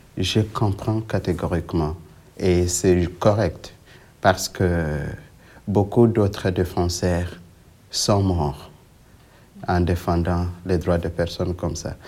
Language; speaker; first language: French; non-native, local second language; Swahili